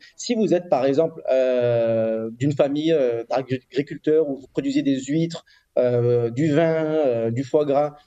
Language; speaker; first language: French; native; French